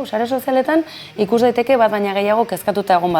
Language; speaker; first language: Basque; native; Basque